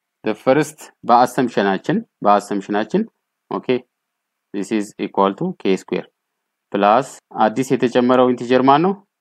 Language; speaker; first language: English; non-native, local second language; Amharic